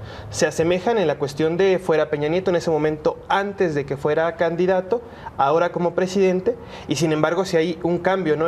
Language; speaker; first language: Spanish; native; Spanish